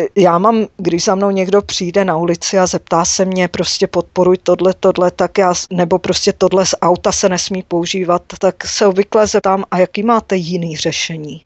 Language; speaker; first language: Czech; native; Czech